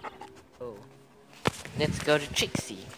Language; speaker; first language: English; native; English